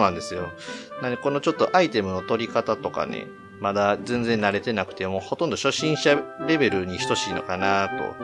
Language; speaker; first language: Japanese; native; Japanese